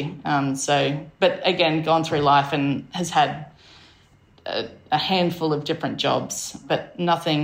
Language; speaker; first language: English; native; English